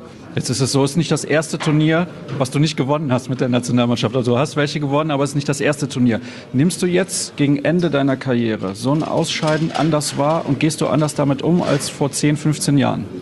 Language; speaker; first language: German; native; German